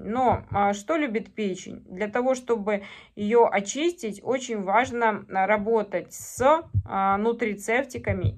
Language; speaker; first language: Russian; native; Russian